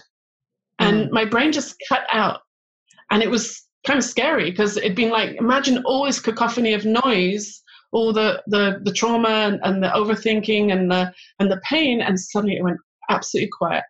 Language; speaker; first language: English; native; English